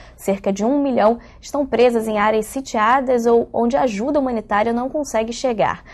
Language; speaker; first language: Portuguese; native; Portuguese